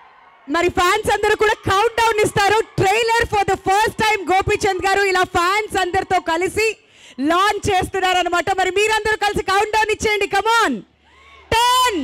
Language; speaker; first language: Telugu; native; Telugu